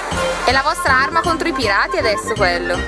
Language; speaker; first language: Italian; native; Italian